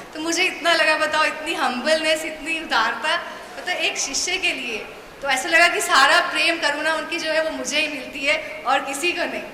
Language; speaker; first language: Hindi; native; Hindi